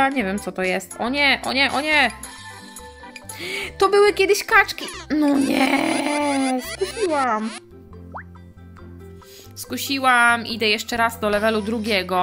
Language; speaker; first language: Polish; native; Polish